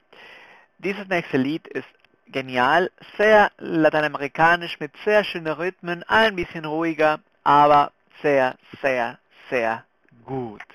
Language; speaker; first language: German; non-native, fluent; Spanish